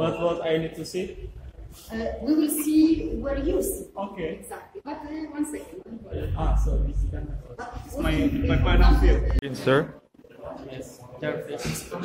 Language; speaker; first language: English; non-native, fluent; Polish